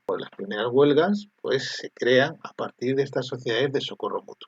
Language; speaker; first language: Spanish; native; Spanish